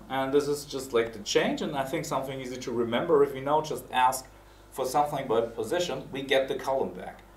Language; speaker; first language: English; non-native, fluent; German